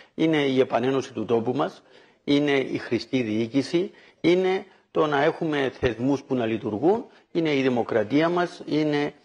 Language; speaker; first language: Greek; native; Greek